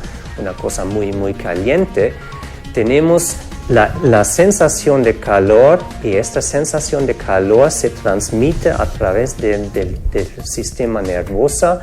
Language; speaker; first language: Spanish; non-native, fluent; German